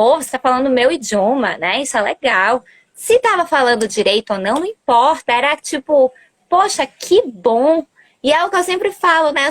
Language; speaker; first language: Portuguese; early bilingual, other home language; Spanish